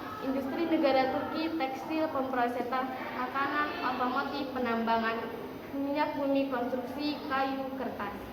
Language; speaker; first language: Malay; non-native, local second language; Madurese